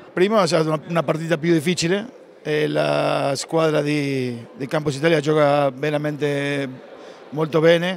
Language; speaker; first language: Italian; non-native, fluent; Spanish